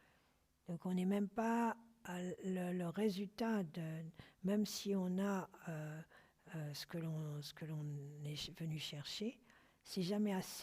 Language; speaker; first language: French; native; French